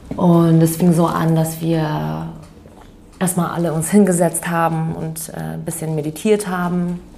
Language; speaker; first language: German; early bilingual, other home language; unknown